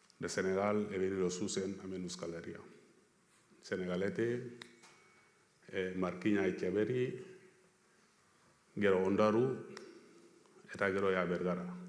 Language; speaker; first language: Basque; non-native, learner; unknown